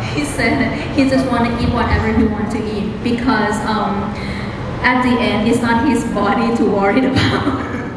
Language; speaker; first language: English; non-native, fluent; Thai